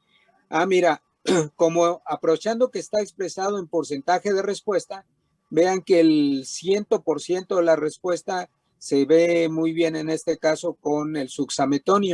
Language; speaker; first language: Spanish; native; Spanish